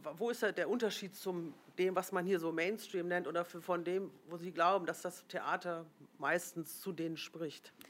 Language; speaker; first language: German; native; German